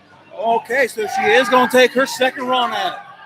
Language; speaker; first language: English; native; English